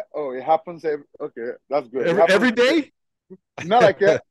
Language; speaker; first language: English; non-native, local second language; Igbo